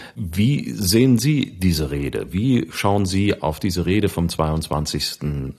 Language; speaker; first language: German; native; German